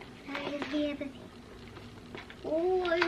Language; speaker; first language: English; early bilingual, other home language; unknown